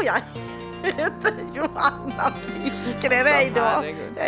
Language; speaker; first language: Swedish; native; Swedish